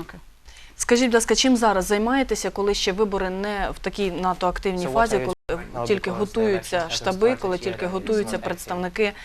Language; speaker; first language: Ukrainian; native; Ukrainian